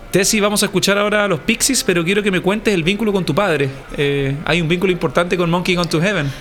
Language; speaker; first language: Spanish; native; Spanish